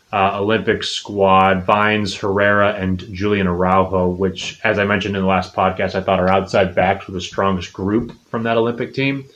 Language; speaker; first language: English; native; English